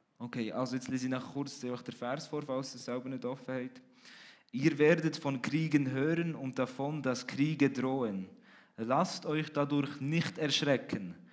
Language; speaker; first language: German; native; German